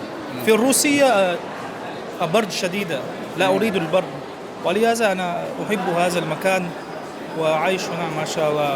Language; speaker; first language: Arabic; non-native, learner; Chechen